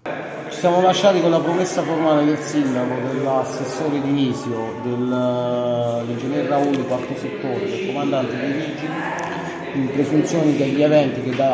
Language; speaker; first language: Italian; native; Italian